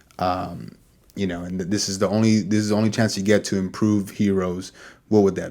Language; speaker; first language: English; native; English